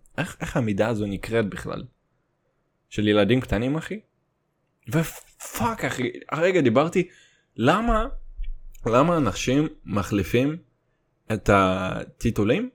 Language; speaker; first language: Hebrew; native; Hebrew